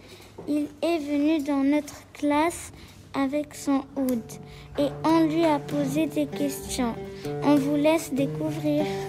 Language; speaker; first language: French; non-native, learner; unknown